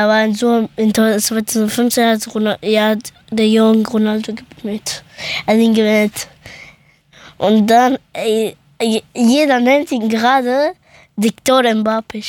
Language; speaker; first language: German; early bilingual, other home language; Persian